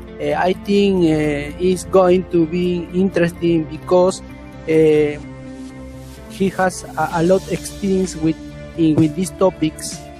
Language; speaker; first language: English; non-native, learner; Spanish